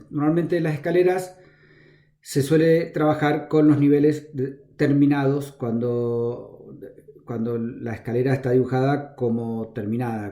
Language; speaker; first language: Spanish; native; Spanish